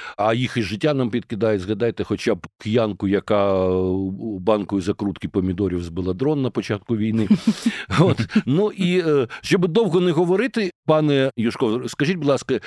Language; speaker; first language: Ukrainian; native; Ukrainian